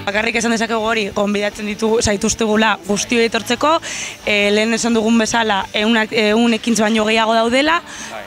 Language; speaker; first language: Basque; non-native, local second language; Spanish